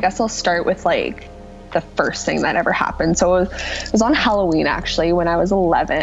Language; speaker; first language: English; native; English